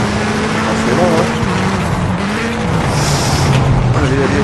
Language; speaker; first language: French; native; French